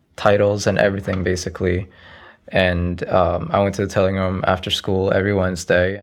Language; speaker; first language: English; early bilingual, other home language; Arabic